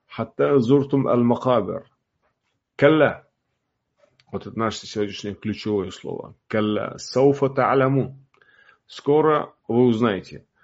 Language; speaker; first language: Russian; non-native, local second language; Uzbek